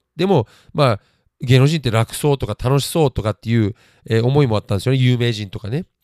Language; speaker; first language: Japanese; native; Japanese